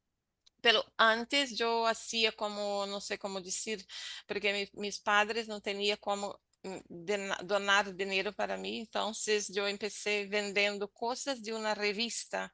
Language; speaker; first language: Spanish; non-native, learner; Portuguese